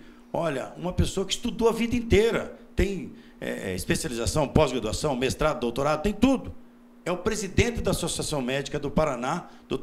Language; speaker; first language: Portuguese; native; Portuguese